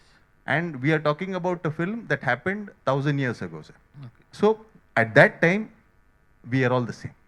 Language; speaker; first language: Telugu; non-native, learner; Hindi